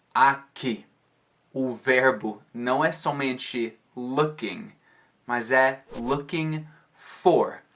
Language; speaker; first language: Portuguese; non-native, fluent; English